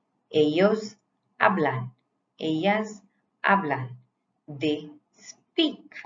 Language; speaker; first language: Spanish; non-native, fluent; Hindi